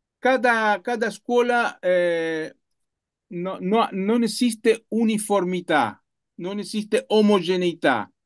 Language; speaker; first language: Italian; non-native, learner; Spanish